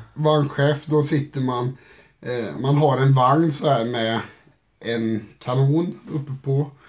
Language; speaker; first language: Swedish; native; Swedish